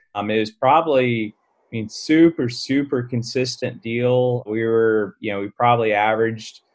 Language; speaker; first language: English; native; English